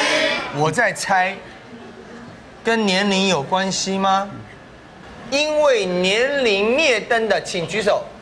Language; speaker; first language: Chinese; native; Chinese